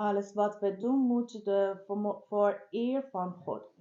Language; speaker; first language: Dutch; non-native, learner; Persian